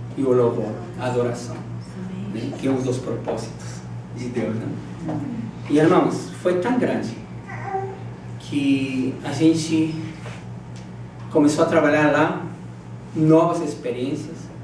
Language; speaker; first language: Portuguese; non-native, fluent; Spanish